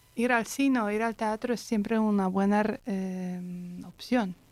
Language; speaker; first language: Spanish; non-native, fluent; Polish